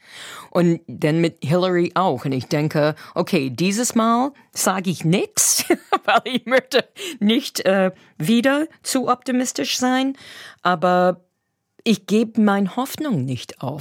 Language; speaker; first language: German; non-native, fluent; English